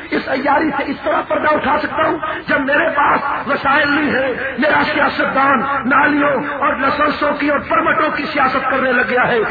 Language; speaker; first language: Urdu; native; Urdu